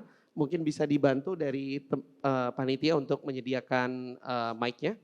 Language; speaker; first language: Indonesian; native; Indonesian